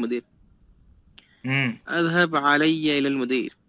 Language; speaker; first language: Arabic; non-native, learner; Urdu